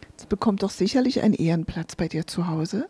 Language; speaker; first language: German; native; German